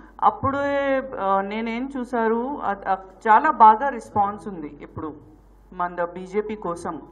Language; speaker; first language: Telugu; non-native, learner; Gujarati